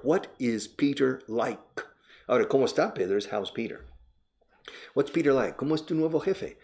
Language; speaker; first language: Spanish; non-native, fluent; English